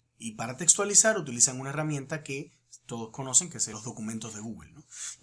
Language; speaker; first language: Spanish; native; Spanish